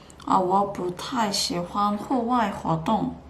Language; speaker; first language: Chinese; non-native, learner; Korean